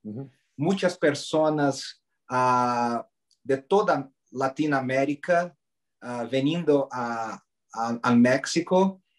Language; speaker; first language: Spanish; non-native, learner; Portuguese